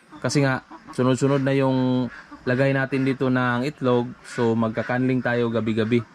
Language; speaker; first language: Filipino; non-native, local second language; Cebuano